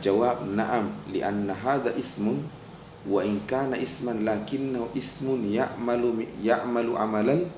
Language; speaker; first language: Arabic; non-native, fluent; Indonesian